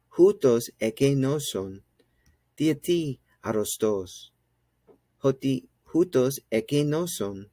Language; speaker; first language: Greek; non-native, fluent; English